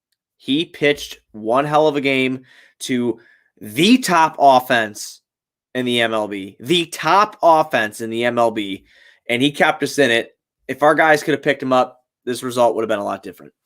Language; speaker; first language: English; native; English